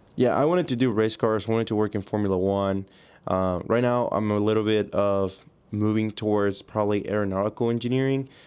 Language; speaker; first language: English; early bilingual, other home language; Spanish